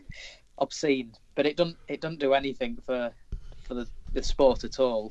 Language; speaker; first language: English; native; English